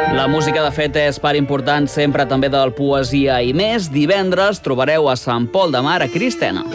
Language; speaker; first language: Catalan; native; Catalan